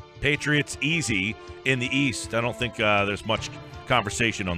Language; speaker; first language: English; native; English